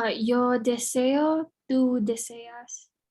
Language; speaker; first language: Spanish; non-native, learner; English